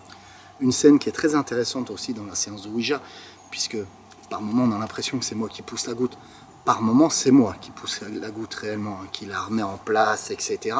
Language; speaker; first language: French; native; French